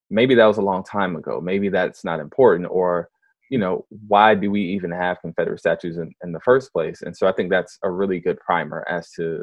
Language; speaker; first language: English; native; English